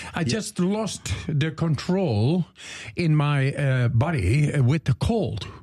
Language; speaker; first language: English; non-native, fluent; Dutch